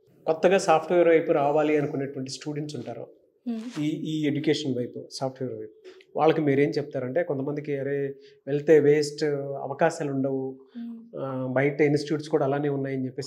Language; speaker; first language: Telugu; native; Telugu